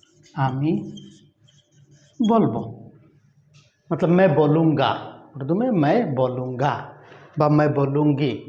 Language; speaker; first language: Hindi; non-native, local second language; Bangla